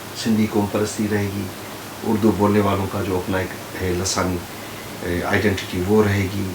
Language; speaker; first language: Urdu; non-native, local second language; Sindhi